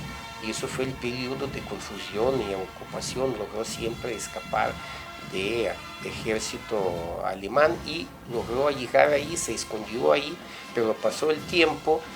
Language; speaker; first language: Spanish; non-native, fluent; Russian